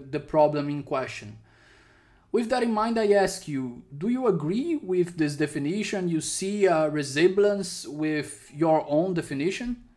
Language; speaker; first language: English; non-native, fluent; Portuguese